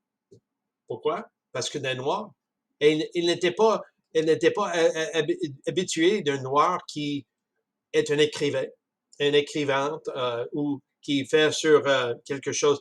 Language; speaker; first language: French; non-native, fluent; English